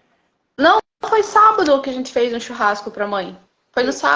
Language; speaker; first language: Portuguese; native; Portuguese